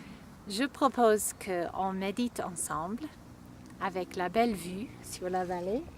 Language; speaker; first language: French; non-native, fluent; English